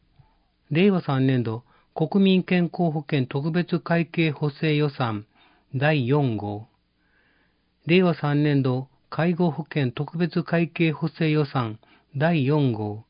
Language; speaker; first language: Japanese; native; Japanese